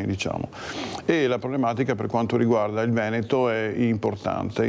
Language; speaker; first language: Italian; native; Italian